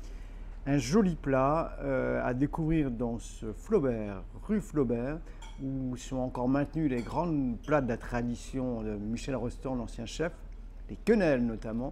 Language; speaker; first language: French; native; French